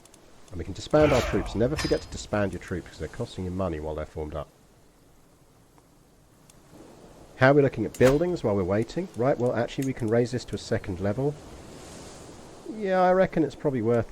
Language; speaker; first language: English; native; English